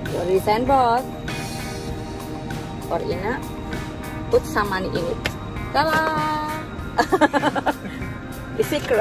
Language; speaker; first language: English; non-native, learner; Indonesian